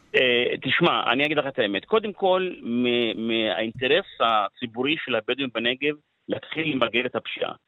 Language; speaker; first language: Hebrew; non-native, local second language; Arabic